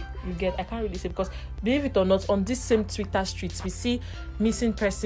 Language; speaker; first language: English; non-native, local second language; Igbo